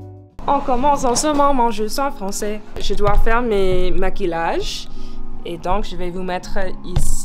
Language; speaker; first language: French; non-native, learner; English